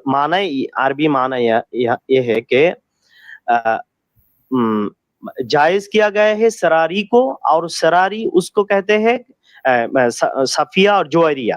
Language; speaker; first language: Hindi; non-native, learner; Bangla